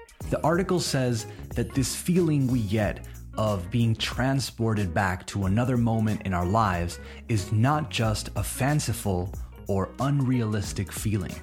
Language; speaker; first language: English; native; English